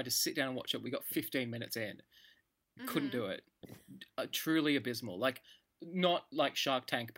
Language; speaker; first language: English; native; English